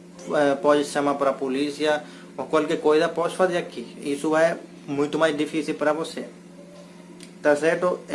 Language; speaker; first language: Portuguese; non-native, learner; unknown